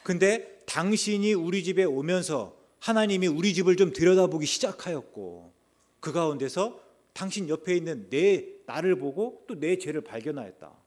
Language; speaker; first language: Korean; native; Korean